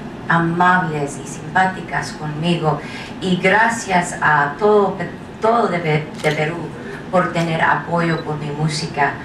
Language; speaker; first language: Spanish; non-native, learner; English